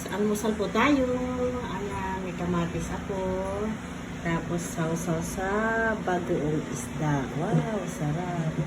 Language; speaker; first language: Filipino; non-native, local second language; Cebuano